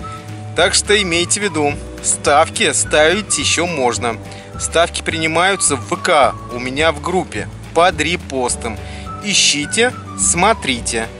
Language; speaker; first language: Russian; native; Russian